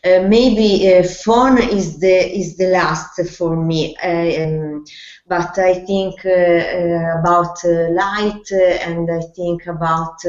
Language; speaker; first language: English; non-native, learner; Italian